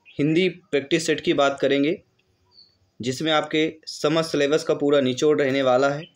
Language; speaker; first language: Hindi; native; Hindi